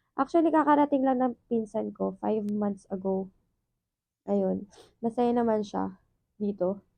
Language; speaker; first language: Filipino; native; Filipino